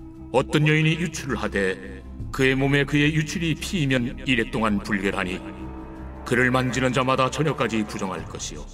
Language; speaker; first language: Korean; native; Korean